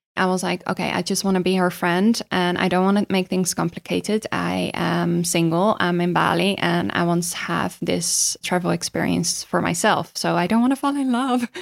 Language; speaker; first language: English; non-native, fluent; Dutch